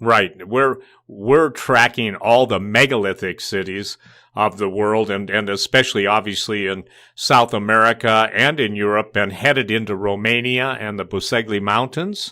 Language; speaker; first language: English; native; English